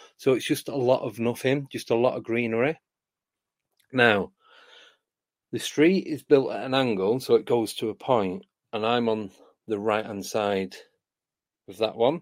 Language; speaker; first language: English; native; English